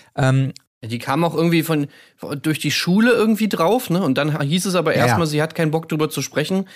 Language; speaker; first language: German; native; German